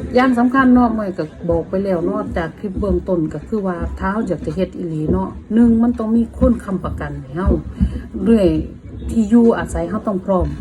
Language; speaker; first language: Thai; non-native, local second language; Northeastern Thai